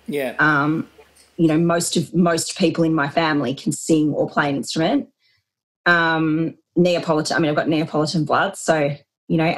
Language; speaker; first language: English; native; English